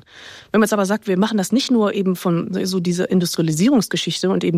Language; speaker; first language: German; native; German